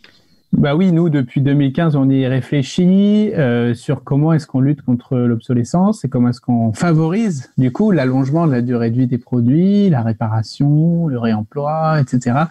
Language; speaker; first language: French; native; French